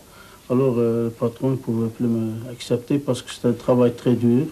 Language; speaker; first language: French; early bilingual, other home language; Turkish